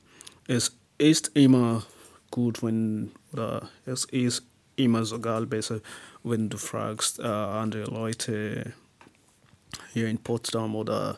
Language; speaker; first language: German; non-native, learner; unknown